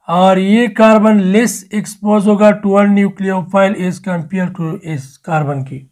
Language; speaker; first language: Urdu; non-native, local second language; Pashto